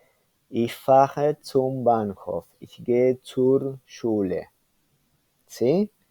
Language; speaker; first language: German; non-native, fluent; Spanish